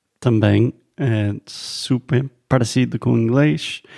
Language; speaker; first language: Portuguese; non-native, fluent; English